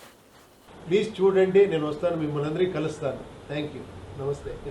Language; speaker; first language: Telugu; non-native, fluent; Kannada